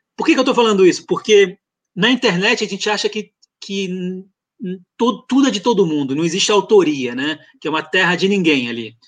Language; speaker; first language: Portuguese; early bilingual, other home language; French